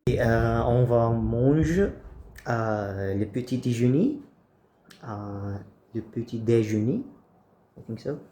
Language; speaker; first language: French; non-native, learner; Arabic